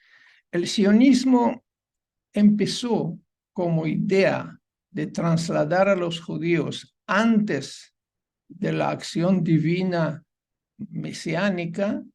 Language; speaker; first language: Spanish; non-native, fluent; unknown